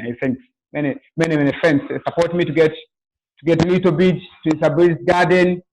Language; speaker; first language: English; non-native, local second language; Swahili